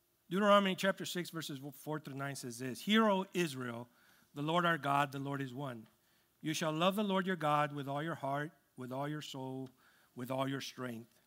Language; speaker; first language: English; early bilingual, other home language; Spanish